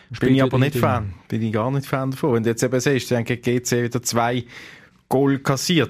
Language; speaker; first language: German; native; German